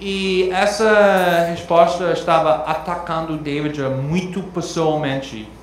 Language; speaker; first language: Portuguese; non-native, fluent; English